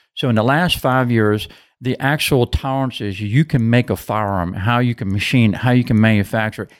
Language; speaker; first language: English; native; English